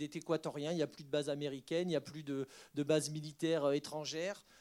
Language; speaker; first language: French; native; French